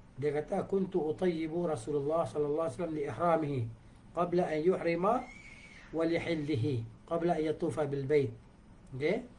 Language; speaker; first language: Malay; native; Malay